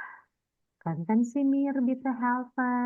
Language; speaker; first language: German; non-native, fluent; Indonesian